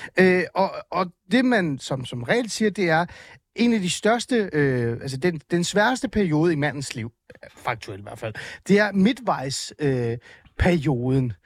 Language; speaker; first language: Danish; early bilingual, other home language; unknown